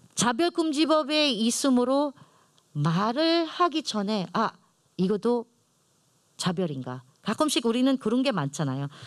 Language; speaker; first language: Korean; non-native, fluent; Filipino